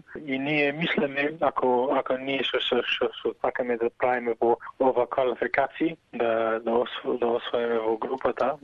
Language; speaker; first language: Macedonian; early bilingual, heritage; Macedonian